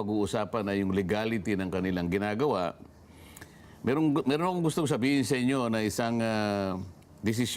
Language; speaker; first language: Filipino; native; Filipino